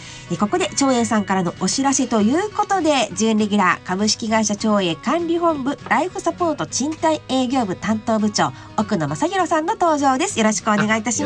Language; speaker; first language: Japanese; native; Japanese